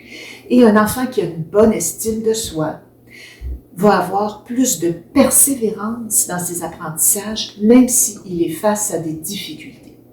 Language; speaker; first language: French; native; French